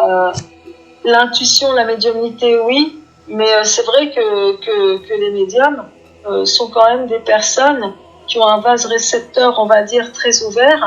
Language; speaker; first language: French; native; French